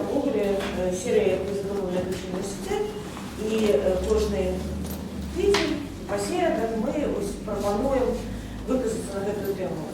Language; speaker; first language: Belarusian; non-native, local second language; Russian